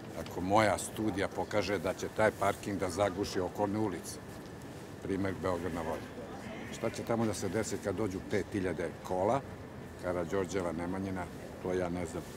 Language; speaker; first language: Serbian; native; Serbian